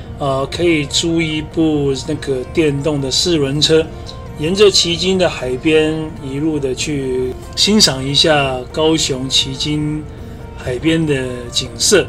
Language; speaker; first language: Chinese; native; Chinese